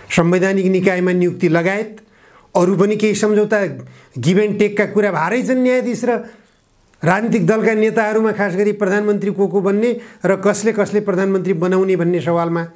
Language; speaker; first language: Nepali; native; Nepali